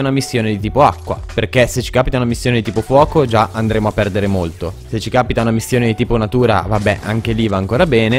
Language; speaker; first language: Italian; native; Italian